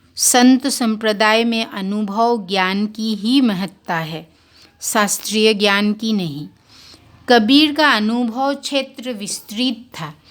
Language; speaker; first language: Hindi; non-native, local second language; Assamese